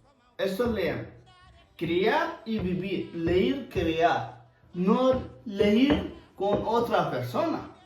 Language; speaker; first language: Spanish; non-native, learner; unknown